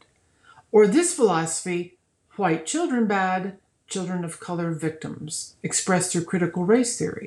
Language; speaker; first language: English; native; English